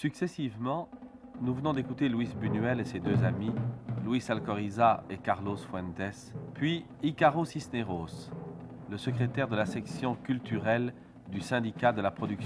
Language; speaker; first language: French; native; French